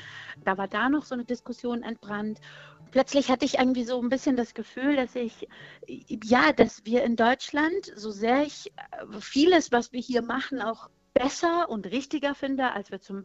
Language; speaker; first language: German; early bilingual, other home language; Persian